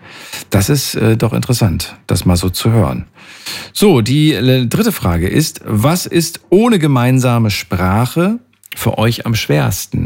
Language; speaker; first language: German; native; German